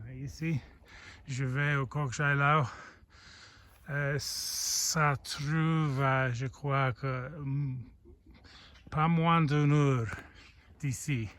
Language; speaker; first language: French; non-native, learner; English